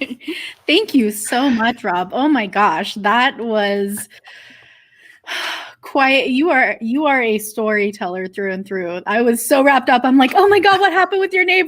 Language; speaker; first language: English; native; English